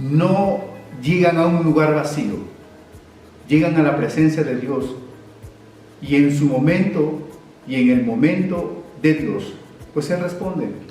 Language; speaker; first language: Spanish; native; Spanish